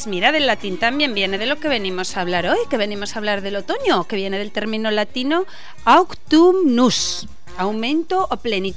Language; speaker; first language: Spanish; native; Spanish